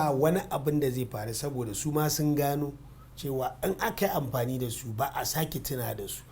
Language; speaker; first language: Hausa; non-native, local second language; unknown